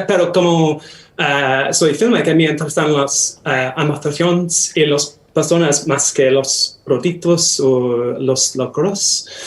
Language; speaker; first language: Spanish; non-native, learner; English